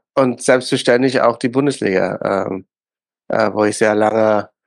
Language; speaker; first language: German; non-native, fluent; English